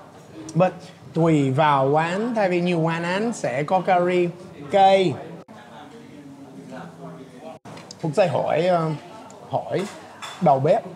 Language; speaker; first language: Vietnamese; non-native, fluent; English